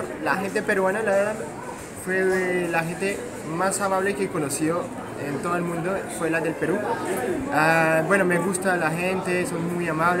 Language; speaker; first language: Spanish; non-native, fluent; French